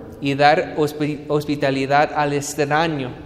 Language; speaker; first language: Spanish; non-native, fluent; English